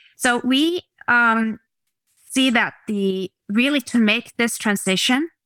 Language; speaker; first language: English; non-native, fluent; Norwegian